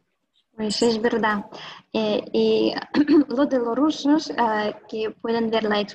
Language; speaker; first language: Spanish; non-native, fluent; Russian